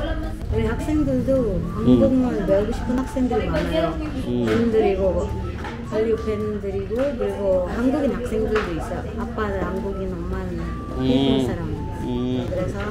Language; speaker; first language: Korean; non-native, fluent; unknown